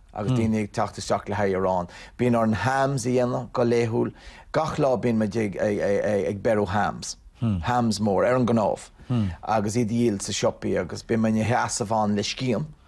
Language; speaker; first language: Irish; non-native, local second language; English